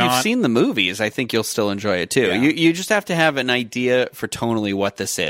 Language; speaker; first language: English; native; English